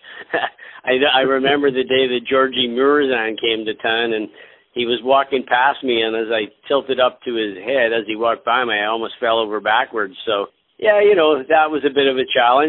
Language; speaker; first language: English; native; English